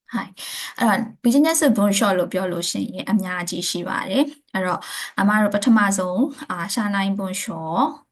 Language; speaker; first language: Burmese; native; Burmese